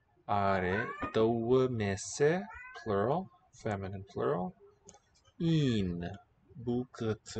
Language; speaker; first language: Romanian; non-native, learner; English